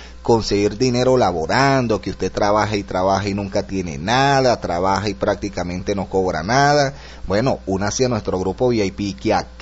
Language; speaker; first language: Spanish; native; Spanish